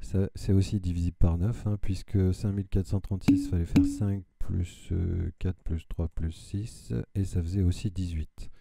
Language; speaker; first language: French; native; French